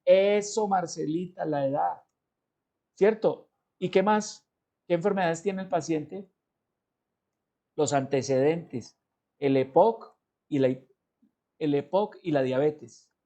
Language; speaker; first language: Spanish; native; Spanish